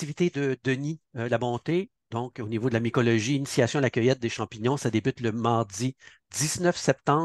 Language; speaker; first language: French; native; French